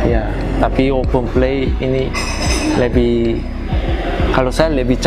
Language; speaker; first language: Indonesian; non-native, learner; Korean